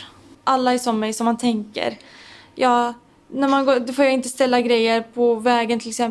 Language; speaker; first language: Swedish; non-native, local second language; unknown